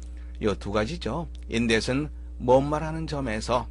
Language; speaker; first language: Korean; native; Korean